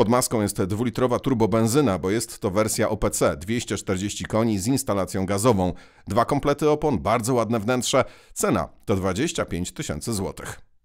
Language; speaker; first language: Polish; native; Polish